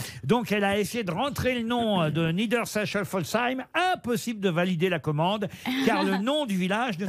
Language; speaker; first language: French; native; French